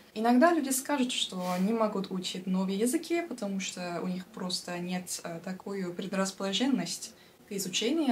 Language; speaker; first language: Russian; non-native, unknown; Turkish